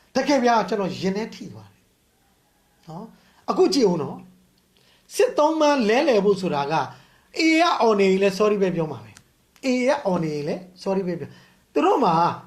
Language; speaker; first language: Burmese; native; Burmese